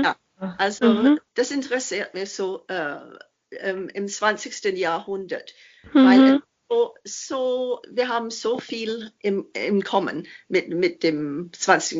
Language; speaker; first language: German; non-native, fluent; English